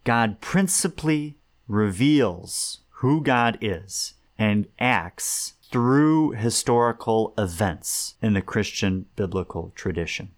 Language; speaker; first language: English; native; English